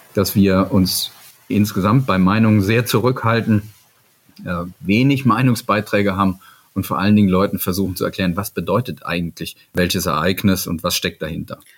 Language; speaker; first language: German; native; German